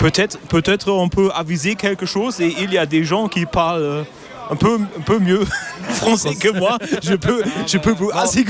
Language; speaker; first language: French; non-native, learner; German